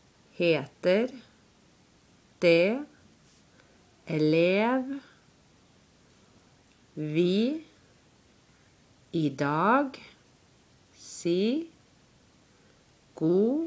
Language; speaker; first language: Norwegian; non-native, learner; English